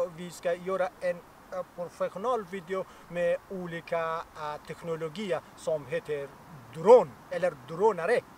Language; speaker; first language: Swedish; non-native, learner; Persian